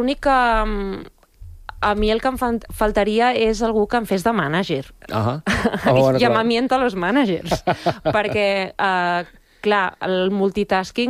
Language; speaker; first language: Catalan; native; Catalan